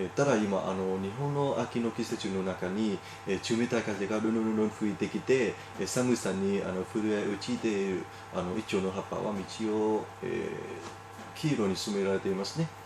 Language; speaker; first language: Japanese; non-native, learner; Vietnamese